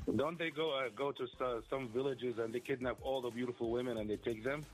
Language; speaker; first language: English; non-native, fluent; Arabic